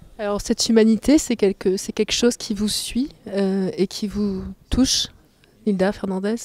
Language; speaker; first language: French; native; French